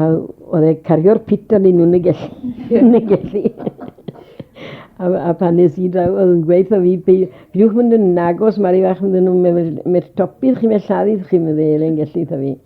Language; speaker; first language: Welsh; native; Welsh